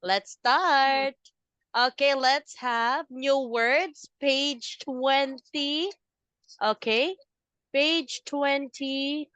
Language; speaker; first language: English; non-native, fluent; Filipino